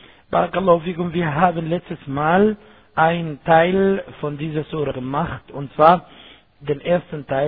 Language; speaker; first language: German; non-native, fluent; Arabic